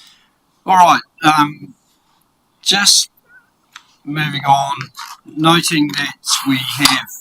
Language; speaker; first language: English; native; English